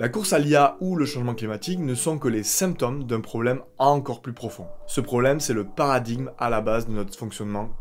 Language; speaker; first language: French; native; French